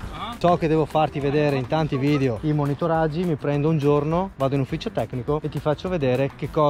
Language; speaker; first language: Italian; native; Italian